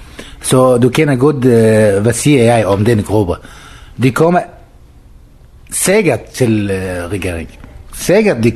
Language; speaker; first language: Danish; non-native, learner; Arabic